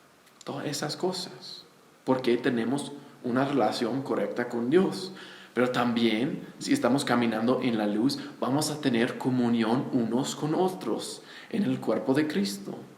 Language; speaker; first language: Spanish; non-native, fluent; English